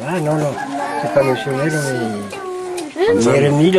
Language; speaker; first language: French; non-native, local second language; Malagasy